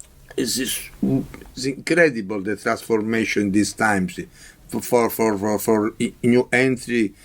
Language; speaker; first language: English; non-native, learner; Italian